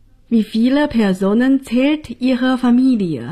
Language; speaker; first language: German; non-native, fluent; Chinese